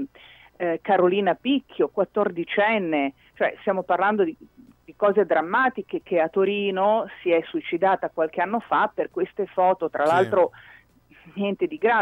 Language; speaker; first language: Italian; native; Italian